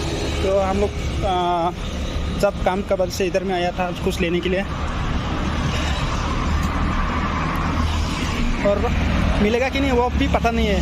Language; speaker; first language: Hindi; non-native, local second language; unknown